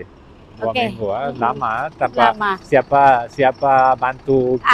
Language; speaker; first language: Indonesian; non-native, learner; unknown